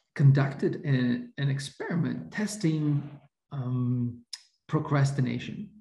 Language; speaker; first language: English; non-native, fluent; Slovak